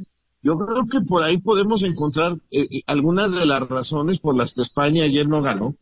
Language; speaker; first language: Spanish; native; Spanish